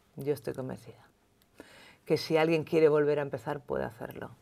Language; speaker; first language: Spanish; native; Spanish